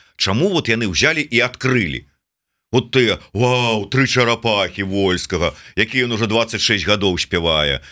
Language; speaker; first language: Belarusian; non-native, local second language; Russian